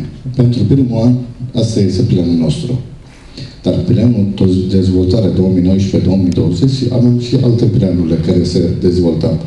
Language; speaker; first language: Romanian; non-native, learner; Turkish